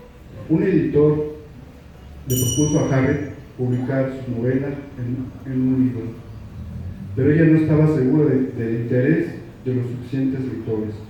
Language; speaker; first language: Spanish; native; Spanish